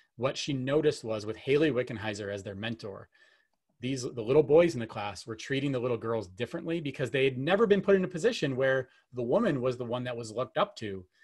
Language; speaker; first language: English; native; English